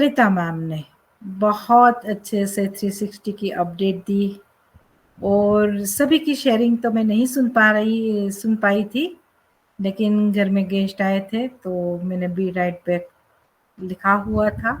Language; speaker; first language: Hindi; native; Hindi